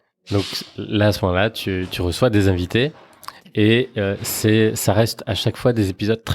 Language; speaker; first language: French; native; French